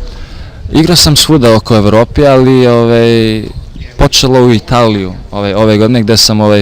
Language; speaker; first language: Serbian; early bilingual, heritage; Serbian